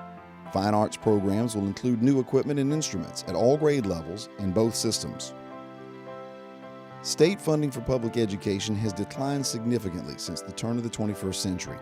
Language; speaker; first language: English; native; English